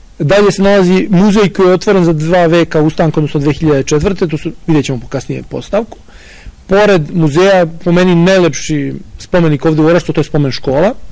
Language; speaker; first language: Serbian; native; Serbian